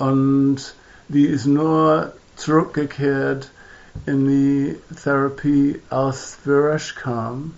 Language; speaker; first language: German; non-native, fluent; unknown